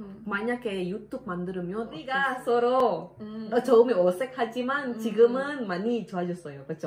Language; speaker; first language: Korean; non-native, learner; Indonesian